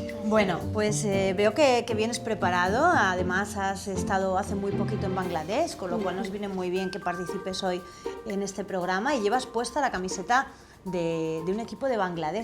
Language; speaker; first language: Spanish; native; Spanish